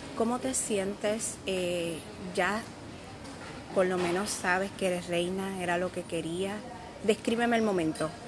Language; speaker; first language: Spanish; native; Spanish